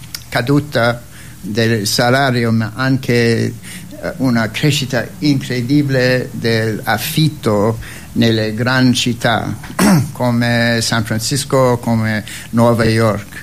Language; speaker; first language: Italian; non-native, fluent; English